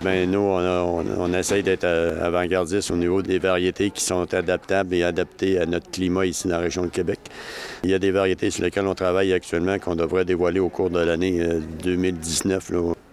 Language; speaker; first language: French; native; French